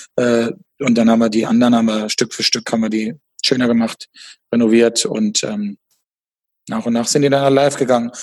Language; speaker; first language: German; native; German